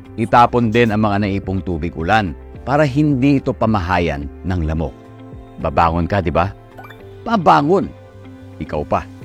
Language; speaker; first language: Filipino; native; Filipino